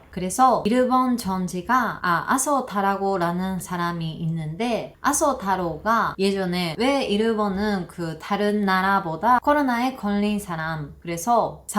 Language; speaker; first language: Korean; non-native, learner; Japanese